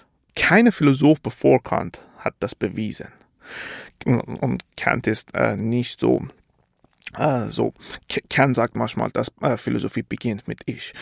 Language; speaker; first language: German; non-native, fluent; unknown